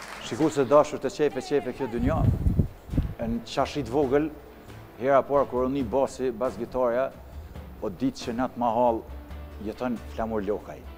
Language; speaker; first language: Albanian; native; Albanian